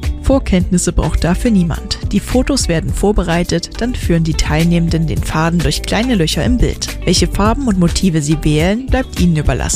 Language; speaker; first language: German; native; German